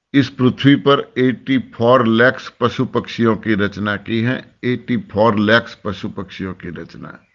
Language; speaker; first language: Hindi; non-native, local second language; Gujarati